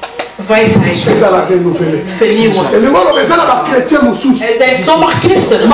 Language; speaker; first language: Dutch; non-native, learner; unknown